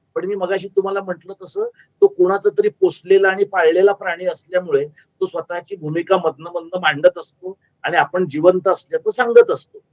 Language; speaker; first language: Marathi; native; Marathi